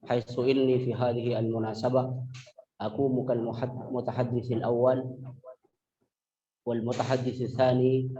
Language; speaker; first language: Arabic; non-native, fluent; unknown